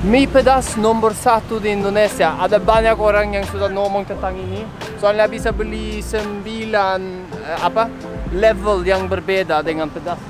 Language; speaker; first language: Indonesian; non-native, fluent; Norwegian